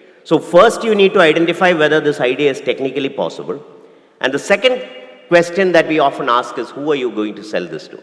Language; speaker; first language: English; non-native, local second language; Malayalam